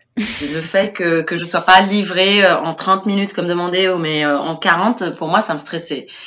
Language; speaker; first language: French; non-native, local second language; Arabic